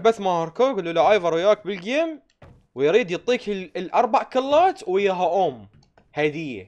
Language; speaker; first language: Arabic; native; Arabic